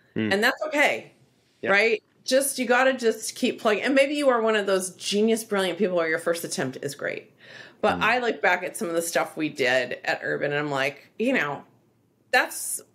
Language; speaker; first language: English; native; English